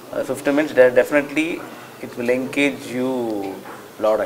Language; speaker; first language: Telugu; non-native, learner; Tamil